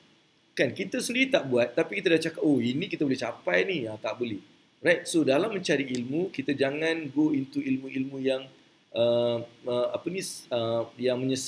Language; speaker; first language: Malay; native; Malay